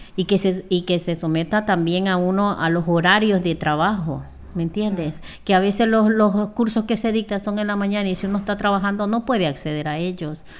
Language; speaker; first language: Spanish; native; Spanish